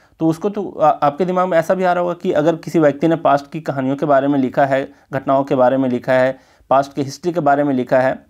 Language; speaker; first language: Hindi; native; Hindi